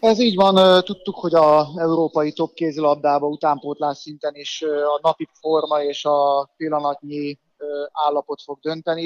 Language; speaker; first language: Hungarian; native; Hungarian